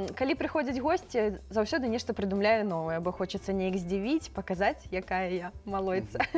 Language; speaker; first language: Belarusian; non-native, local second language; Russian